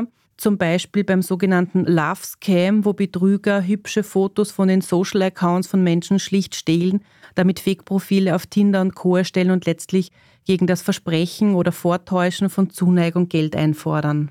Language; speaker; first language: German; native; German